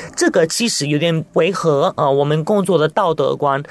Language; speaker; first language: Chinese; non-native, fluent; Italian